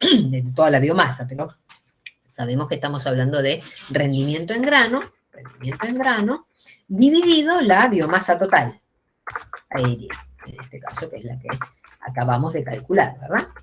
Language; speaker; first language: Spanish; native; Spanish